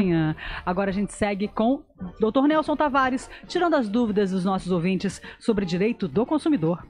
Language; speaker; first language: Portuguese; native; Portuguese